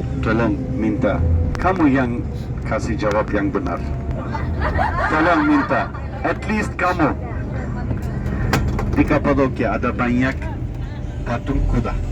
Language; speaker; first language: Indonesian; non-native, fluent; Turkish